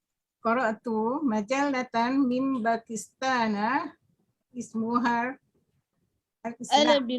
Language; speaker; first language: Arabic; non-native, learner; Malay